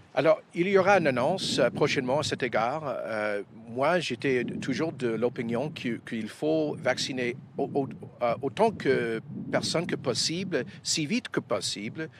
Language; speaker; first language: French; non-native, fluent; English